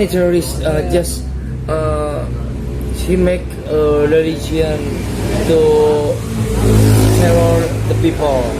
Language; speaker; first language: English; non-native, learner; Indonesian